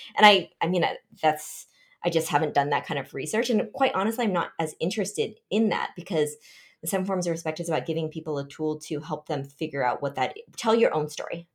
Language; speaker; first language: English; early bilingual, other home language; Vietnamese